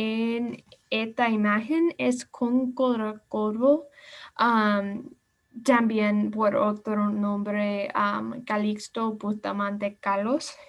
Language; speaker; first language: Spanish; non-native, learner; English